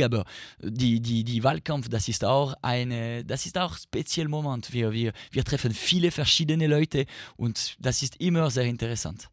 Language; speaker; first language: German; non-native, learner; French